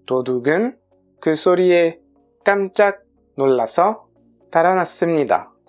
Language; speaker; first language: Korean; non-native, fluent; French